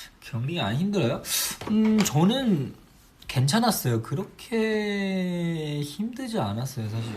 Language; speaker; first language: Korean; non-native, fluent; Chinese